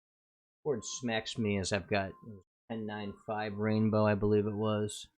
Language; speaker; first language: English; native; English